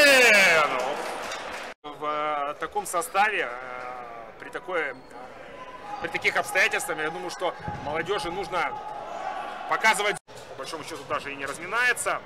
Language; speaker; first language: Russian; native; Russian